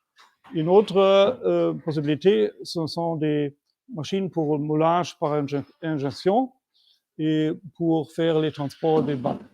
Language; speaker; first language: French; non-native, fluent; German